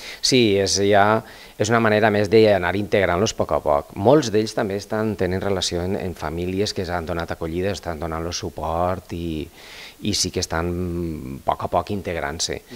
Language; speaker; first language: Catalan; native; Catalan